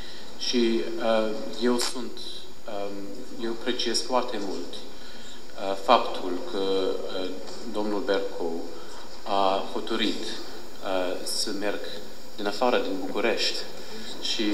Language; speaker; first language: Romanian; non-native, fluent; English